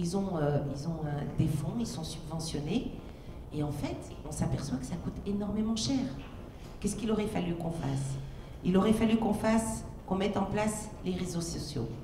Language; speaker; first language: French; native; French